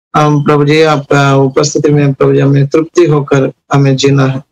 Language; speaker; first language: Hindi; non-native, local second language; Telugu